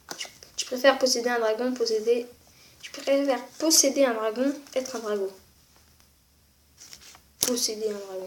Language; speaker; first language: French; native; French